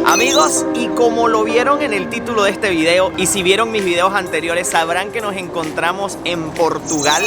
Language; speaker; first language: Spanish; native; Spanish